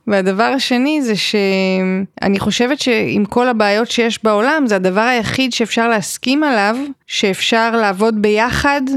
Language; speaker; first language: Hebrew; native; Hebrew